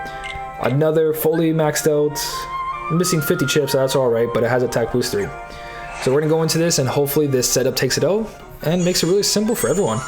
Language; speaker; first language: English; native; English